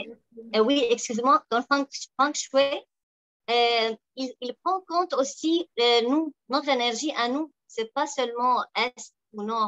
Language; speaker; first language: French; non-native, local second language; Arabic